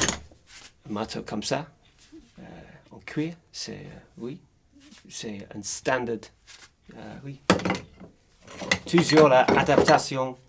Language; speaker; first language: French; non-native, learner; English